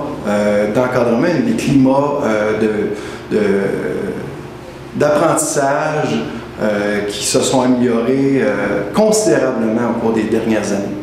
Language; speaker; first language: French; native; French